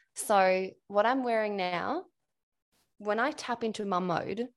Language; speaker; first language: English; non-native, fluent; Swedish